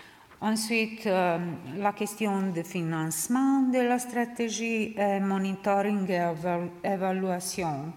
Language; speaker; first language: French; non-native, learner; Serbian